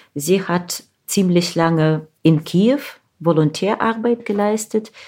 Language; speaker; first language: German; non-native, fluent; Ukrainian